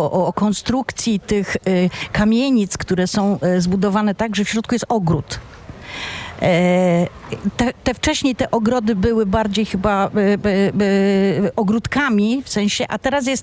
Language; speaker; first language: Polish; non-native, local second language; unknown